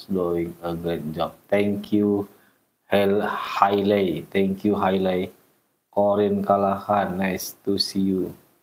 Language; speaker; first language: English; non-native, learner; Indonesian